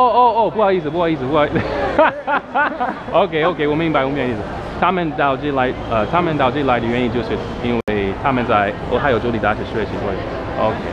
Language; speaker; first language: Chinese; non-native, learner; English